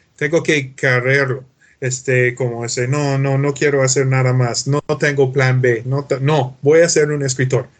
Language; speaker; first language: Spanish; non-native, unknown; English